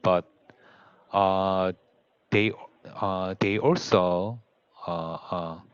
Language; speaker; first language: English; non-native, learner; Korean